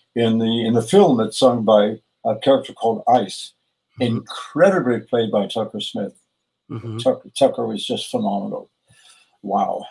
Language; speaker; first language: English; native; English